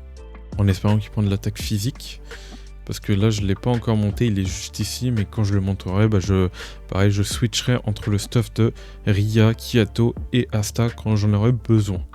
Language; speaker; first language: French; native; French